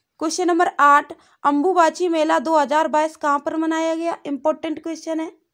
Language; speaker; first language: Hindi; native; Hindi